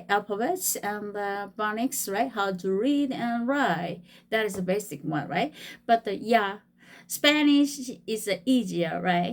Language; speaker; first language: English; non-native, fluent; Korean